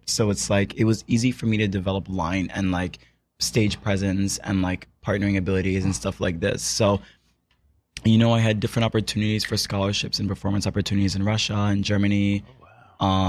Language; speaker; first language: English; native; English